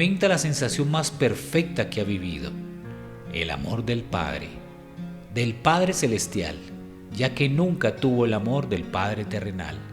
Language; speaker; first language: Spanish; native; Spanish